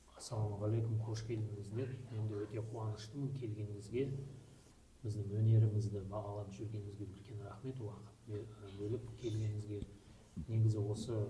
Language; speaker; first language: Kazakh; non-native, local second language; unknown